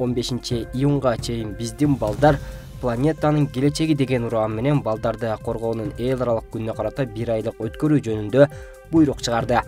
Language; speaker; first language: Kyrgyz; native; Kyrgyz